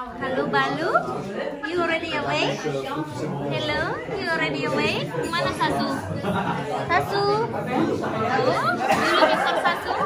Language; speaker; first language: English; non-native, learner; Indonesian